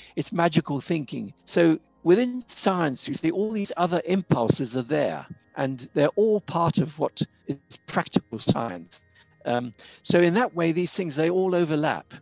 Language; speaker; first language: English; native; English